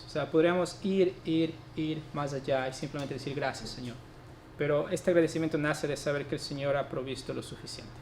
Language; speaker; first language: Spanish; native; Spanish